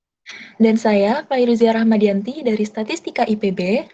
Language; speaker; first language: Indonesian; native; Indonesian